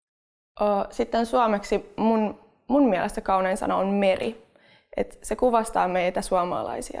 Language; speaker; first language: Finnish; non-native, local second language; Swedish